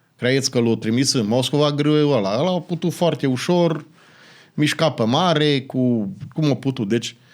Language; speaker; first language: Romanian; native; Romanian